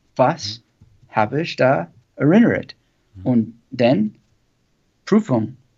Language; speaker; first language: German; non-native, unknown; English